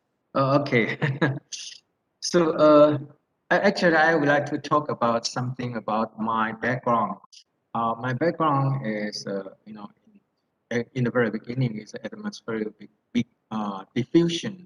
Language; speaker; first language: English; non-native, fluent; Thai